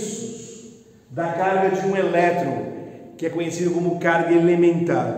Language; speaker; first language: Portuguese; native; Portuguese